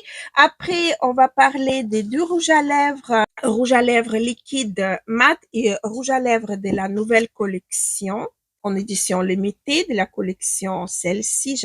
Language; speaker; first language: French; non-native, fluent; Ukrainian